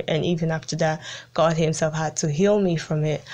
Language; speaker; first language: English; early bilingual, other home language; Italian